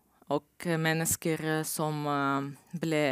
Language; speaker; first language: Norwegian; non-native, learner; Romanian